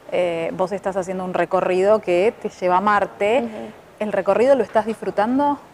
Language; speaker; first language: Spanish; native; Spanish